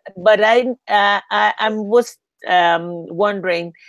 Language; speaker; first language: English; non-native, learner; Spanish